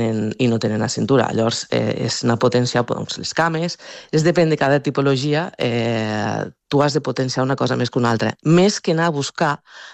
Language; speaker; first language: Catalan; native; Catalan